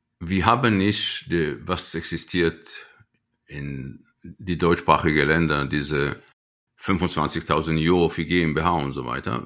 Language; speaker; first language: German; non-native, fluent; Hebrew